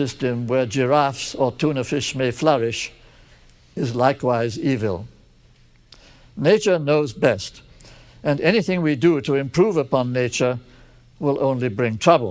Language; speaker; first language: English; native; English